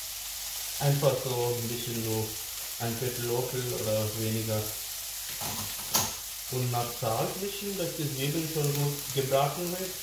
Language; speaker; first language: German; non-native, learner; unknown